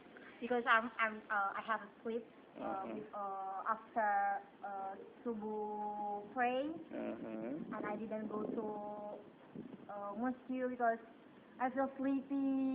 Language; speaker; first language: English; non-native, learner; Indonesian